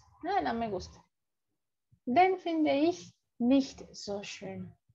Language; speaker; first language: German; non-native, fluent; Spanish